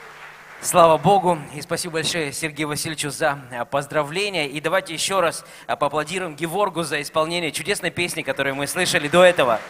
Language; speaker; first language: Russian; native; Russian